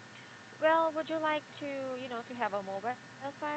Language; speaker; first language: English; non-native, fluent; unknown